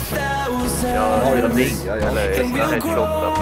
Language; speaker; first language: Swedish; native; Swedish